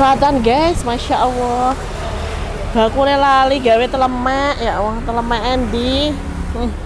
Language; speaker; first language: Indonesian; non-native, local second language; Javanese